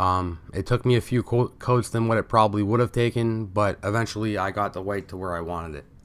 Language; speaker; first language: English; native; English